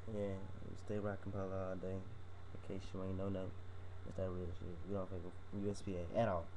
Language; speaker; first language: English; native; English